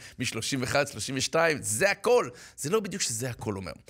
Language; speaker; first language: Hebrew; native; Hebrew